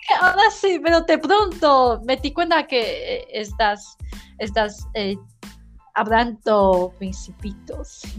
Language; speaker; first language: Spanish; non-native, learner; Chinese